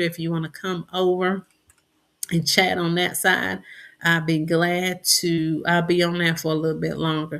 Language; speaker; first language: English; native; English